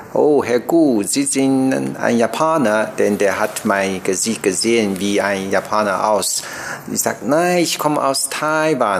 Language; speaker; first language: German; non-native, learner; Chinese